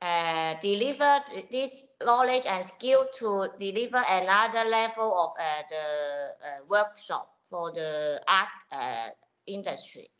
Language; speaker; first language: English; non-native, local second language; Cantonese